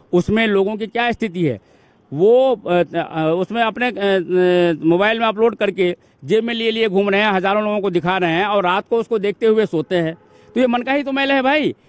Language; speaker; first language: Hindi; native; Hindi